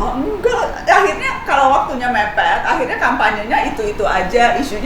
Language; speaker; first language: Indonesian; native; Indonesian